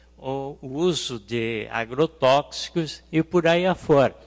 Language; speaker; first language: Portuguese; native; Portuguese